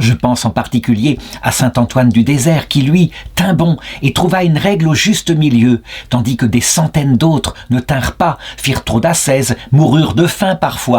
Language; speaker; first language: French; native; French